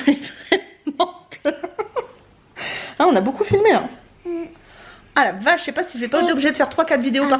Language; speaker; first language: French; native; French